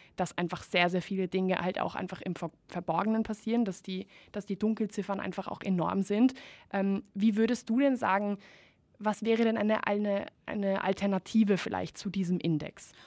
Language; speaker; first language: German; non-native, fluent; Spanish